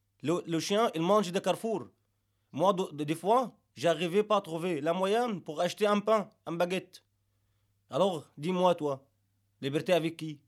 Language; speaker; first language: French; non-native, learner; Arabic